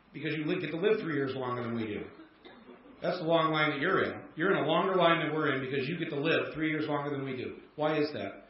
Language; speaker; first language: English; native; English